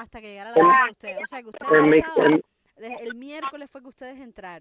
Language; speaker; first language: Spanish; native; Spanish